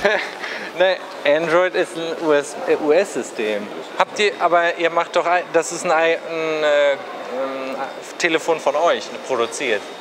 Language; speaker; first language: German; native; German